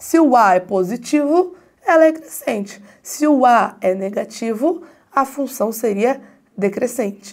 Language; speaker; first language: Portuguese; native; Portuguese